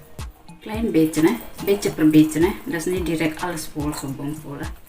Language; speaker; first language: Dutch; non-native, learner; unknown